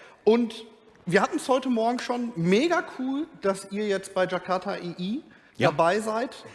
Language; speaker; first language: German; native; German